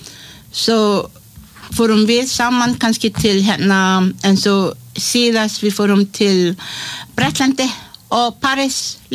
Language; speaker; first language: Icelandic; non-native, learner; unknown